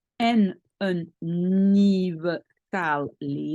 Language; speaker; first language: Dutch; non-native, local second language; French